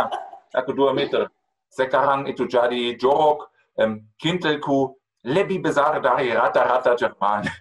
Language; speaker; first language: Indonesian; non-native, fluent; German